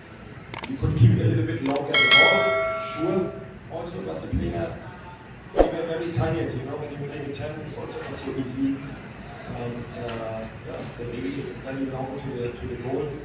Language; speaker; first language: English; non-native, fluent; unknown